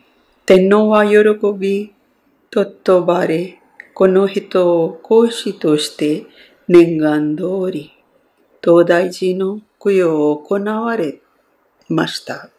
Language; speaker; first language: Japanese; non-native, fluent; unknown